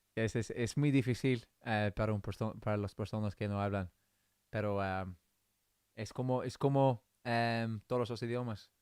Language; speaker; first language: Spanish; non-native, learner; English